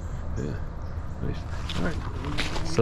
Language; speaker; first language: English; native; English